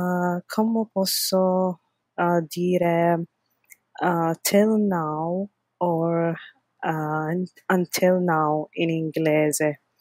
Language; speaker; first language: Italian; non-native, learner; Arabic